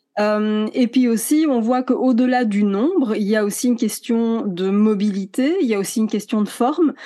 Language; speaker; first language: French; native; French